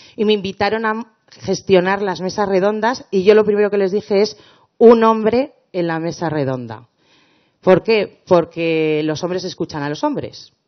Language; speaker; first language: Spanish; native; Spanish